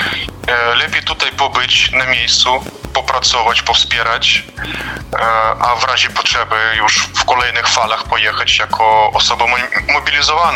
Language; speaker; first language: Polish; non-native, fluent; Ukrainian